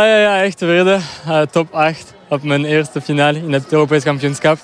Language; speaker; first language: Dutch; non-native, local second language; French